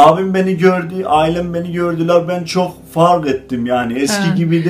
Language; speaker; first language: Turkish; non-native, learner; Azerbaijani